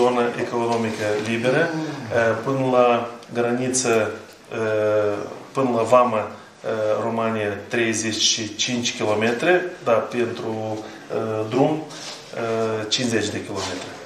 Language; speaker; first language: Romanian; non-native, learner; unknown